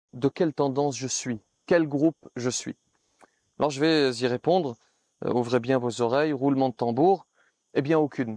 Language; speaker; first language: French; native; French